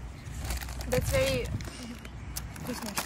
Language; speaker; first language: English; non-native, fluent; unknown